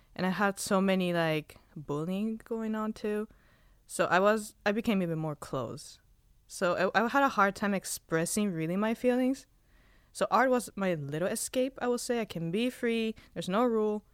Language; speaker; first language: English; non-native, fluent; Spanish